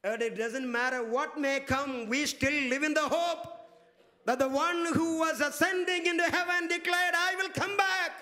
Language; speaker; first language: English; non-native, local second language; Malayalam